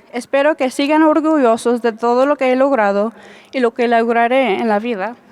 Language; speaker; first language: Spanish; early bilingual, heritage; Spanish